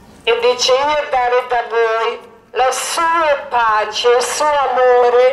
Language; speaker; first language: Italian; non-native, learner; Croatian